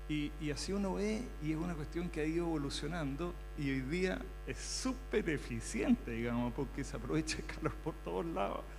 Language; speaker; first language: Spanish; native; Spanish